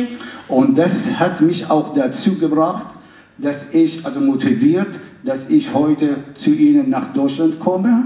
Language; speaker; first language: German; non-native, fluent; Arabic